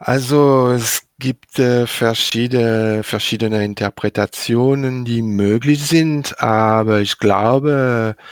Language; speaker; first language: German; non-native, learner; French